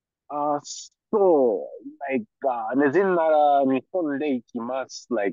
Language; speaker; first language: Japanese; non-native, learner; English